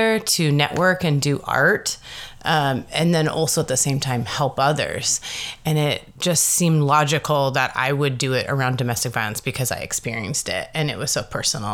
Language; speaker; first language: English; native; English